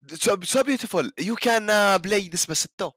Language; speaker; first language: English; non-native, learner; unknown